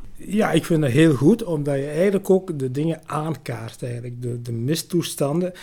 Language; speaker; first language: Dutch; early bilingual, other home language; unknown